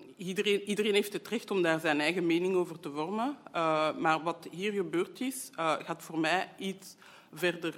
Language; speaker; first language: Dutch; native; Dutch